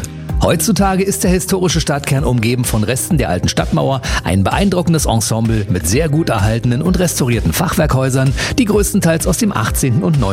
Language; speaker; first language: German; native; German